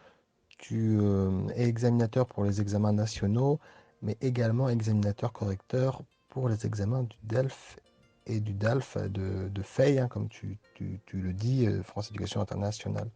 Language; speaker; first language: French; native; French